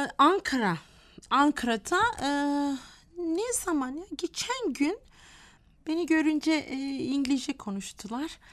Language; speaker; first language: Turkish; non-native, fluent; Malay